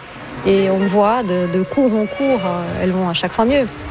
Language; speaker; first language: French; native; French